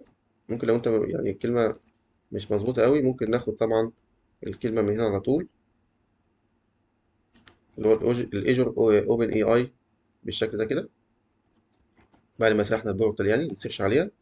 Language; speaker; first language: Arabic; native; Arabic